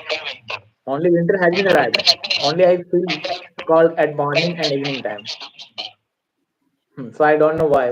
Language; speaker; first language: English; non-native, fluent; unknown